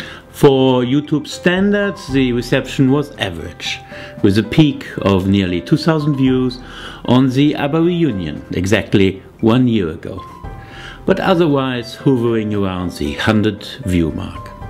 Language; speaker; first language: English; non-native, fluent; German